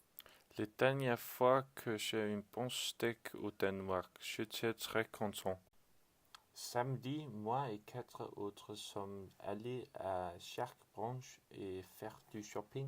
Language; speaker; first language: French; non-native, learner; Danish